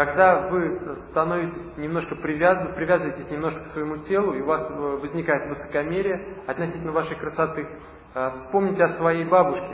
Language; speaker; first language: Russian; native; Russian